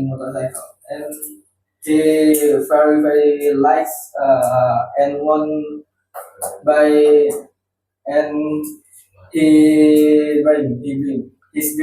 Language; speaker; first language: English; non-native, learner; Indonesian